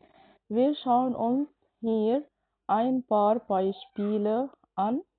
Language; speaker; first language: German; non-native, fluent; Arabic